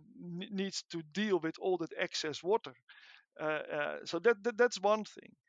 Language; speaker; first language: English; non-native, fluent; Dutch